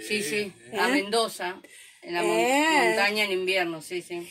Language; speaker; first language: Portuguese; non-native, learner; Spanish